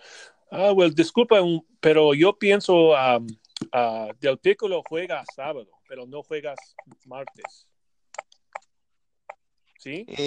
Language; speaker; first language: Spanish; non-native, learner; English